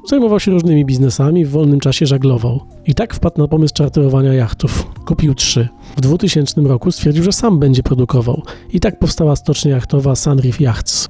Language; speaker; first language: Polish; native; Polish